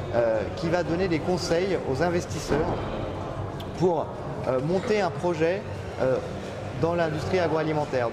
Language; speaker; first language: French; native; French